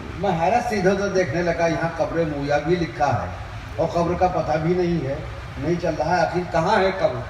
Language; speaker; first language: Urdu; native; Urdu